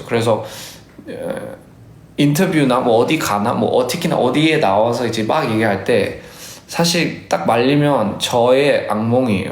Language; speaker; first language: Korean; early bilingual, heritage; English